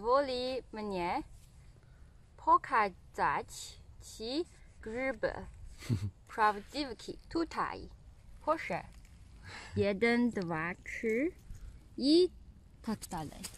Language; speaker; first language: Polish; non-native, learner; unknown